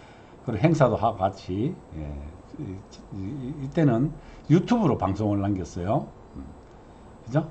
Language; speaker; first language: Korean; native; Korean